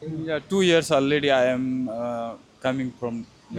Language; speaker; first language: English; non-native, learner; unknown